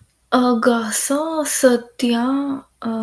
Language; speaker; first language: French; non-native, learner; Hindi